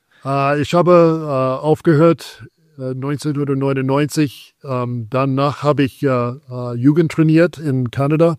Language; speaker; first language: German; non-native, fluent; English